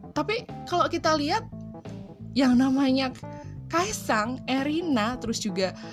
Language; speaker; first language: Indonesian; native; Indonesian